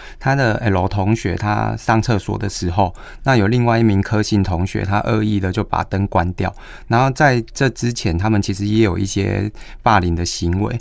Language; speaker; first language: Chinese; native; Chinese